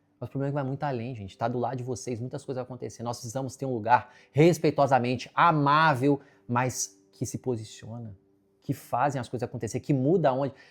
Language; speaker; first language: Portuguese; native; Portuguese